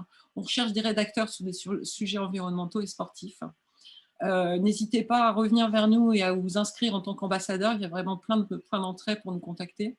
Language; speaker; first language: French; native; French